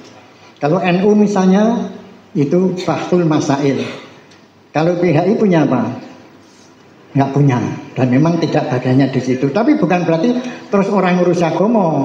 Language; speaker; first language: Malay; non-native, local second language; Javanese